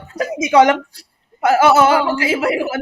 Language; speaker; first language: Filipino; native; Filipino